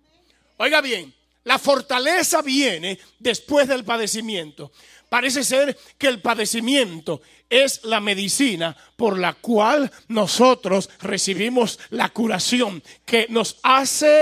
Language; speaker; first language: Spanish; native; Spanish